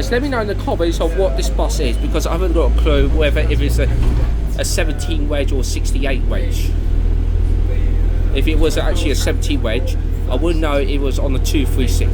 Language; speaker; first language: English; native; English